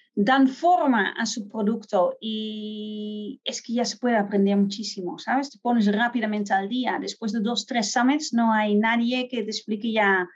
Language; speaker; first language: Spanish; non-native, fluent; Dutch